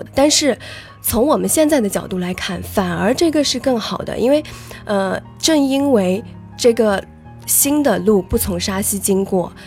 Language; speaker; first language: Chinese; native; Chinese